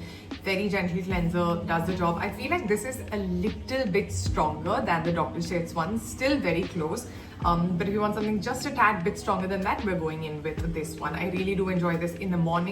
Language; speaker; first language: English; native; English